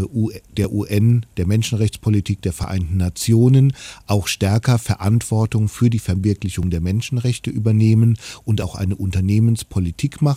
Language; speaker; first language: German; native; German